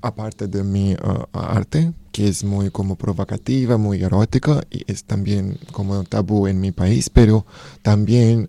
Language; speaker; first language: Spanish; non-native, learner; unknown